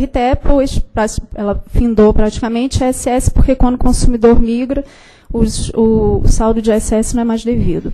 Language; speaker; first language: Portuguese; native; Portuguese